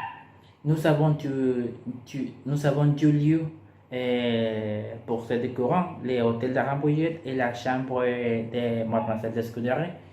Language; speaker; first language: French; non-native, learner; Spanish